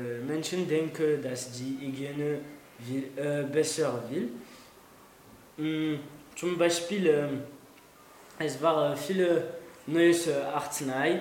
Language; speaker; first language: German; non-native, learner; French